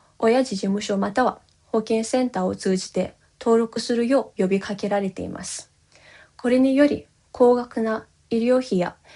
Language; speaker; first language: Japanese; non-native, fluent; Tibetan